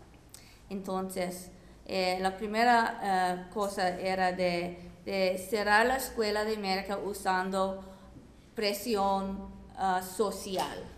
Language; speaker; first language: Spanish; non-native, fluent; English